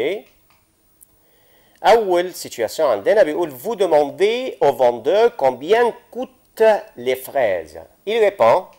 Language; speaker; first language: French; non-native, fluent; Arabic